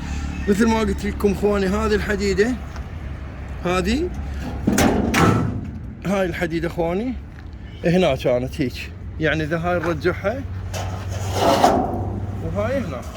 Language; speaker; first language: Arabic; native; Arabic